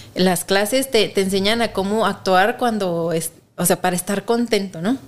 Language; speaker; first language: Spanish; native; Spanish